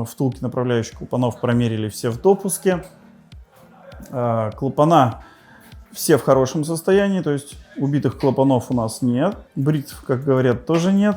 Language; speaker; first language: Russian; native; Russian